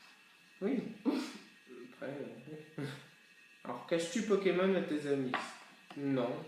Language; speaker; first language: French; native; French